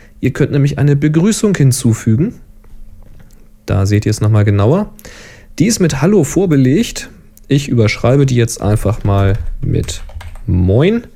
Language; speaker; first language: German; native; German